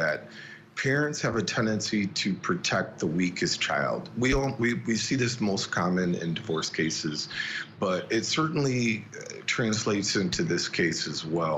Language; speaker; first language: English; native; English